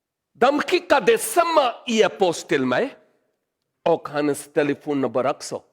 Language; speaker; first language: Swedish; non-native, learner; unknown